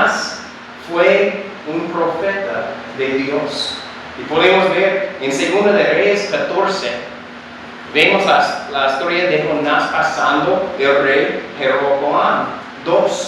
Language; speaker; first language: Spanish; non-native, fluent; English